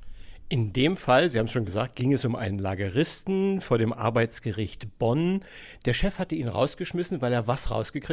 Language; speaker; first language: German; native; German